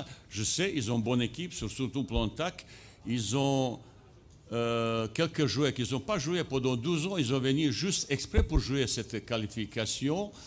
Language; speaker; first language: French; non-native, fluent; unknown